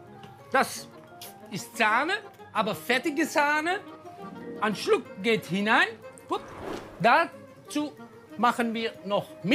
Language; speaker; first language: German; non-native, learner; Dutch